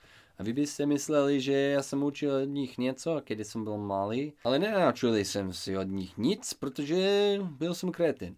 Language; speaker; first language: Czech; non-native, learner; English